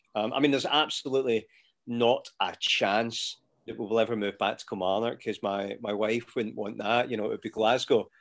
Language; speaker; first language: English; native; English